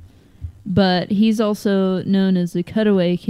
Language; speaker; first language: English; native; English